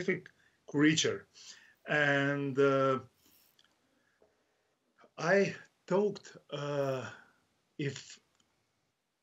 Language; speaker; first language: English; non-native, learner; Croatian